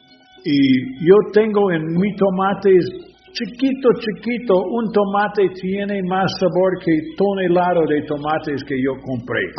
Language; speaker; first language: Spanish; non-native, learner; English